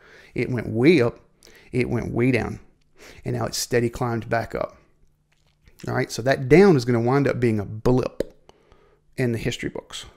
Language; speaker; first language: English; native; English